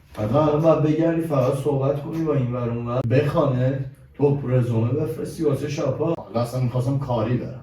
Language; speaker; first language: Persian; native; Persian